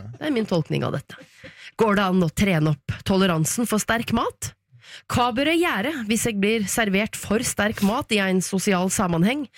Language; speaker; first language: Norwegian; native; Norwegian